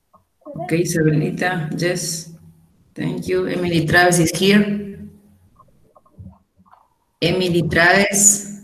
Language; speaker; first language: English; non-native, learner; Spanish